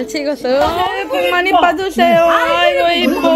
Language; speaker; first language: Korean; non-native, learner; Spanish